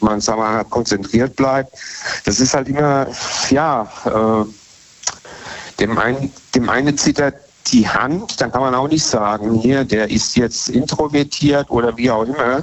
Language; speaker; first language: German; native; German